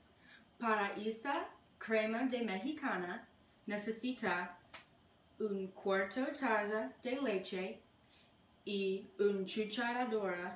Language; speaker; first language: Spanish; non-native, learner; English